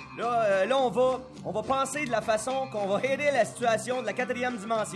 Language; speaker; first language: French; native; French